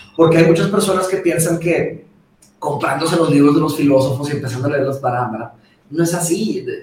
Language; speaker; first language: Spanish; early bilingual, other home language; Portuguese